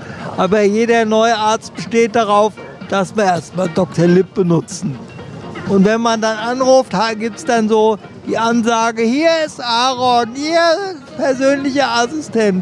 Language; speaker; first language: German; native; German